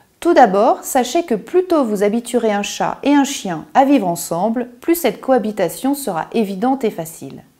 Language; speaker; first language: French; native; French